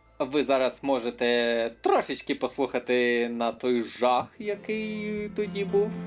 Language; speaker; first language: Ukrainian; native; Ukrainian